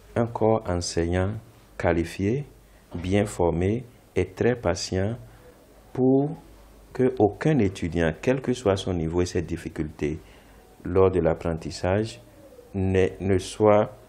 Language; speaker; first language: French; non-native, local second language; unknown